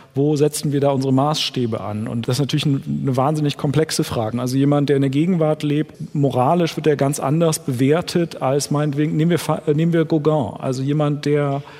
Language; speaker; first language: German; native; German